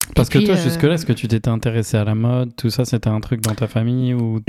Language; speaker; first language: French; native; French